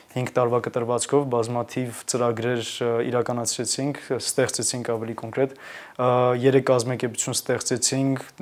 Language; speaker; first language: Armenian; native; Armenian